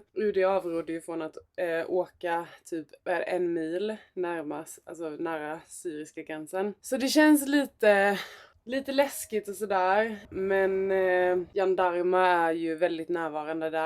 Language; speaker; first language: Swedish; native; Swedish